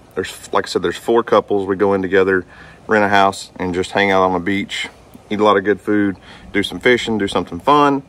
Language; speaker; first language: English; native; English